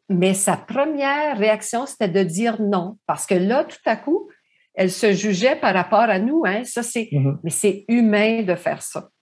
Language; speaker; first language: French; native; French